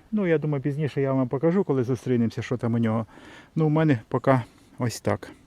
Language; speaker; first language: Ukrainian; non-native, local second language; Russian